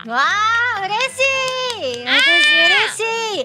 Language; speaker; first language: Japanese; non-native, fluent; Indonesian